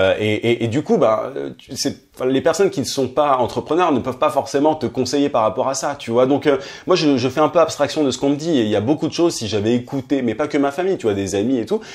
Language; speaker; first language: French; native; French